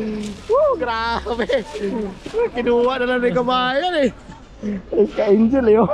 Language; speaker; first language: Filipino; native; Filipino